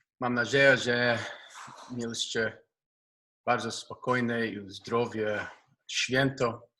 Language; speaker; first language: Polish; non-native, learner; Hebrew